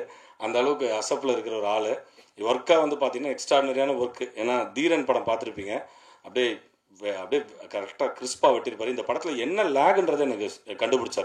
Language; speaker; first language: Tamil; native; Tamil